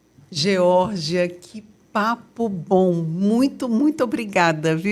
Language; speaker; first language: Portuguese; native; Portuguese